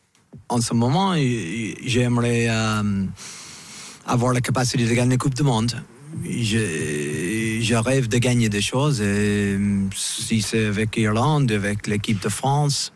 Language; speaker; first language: French; non-native, fluent; English